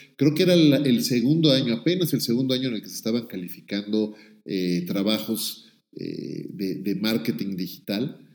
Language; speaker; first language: Spanish; native; Spanish